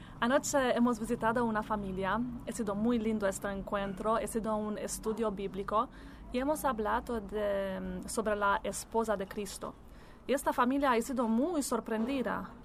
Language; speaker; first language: Spanish; non-native, learner; Italian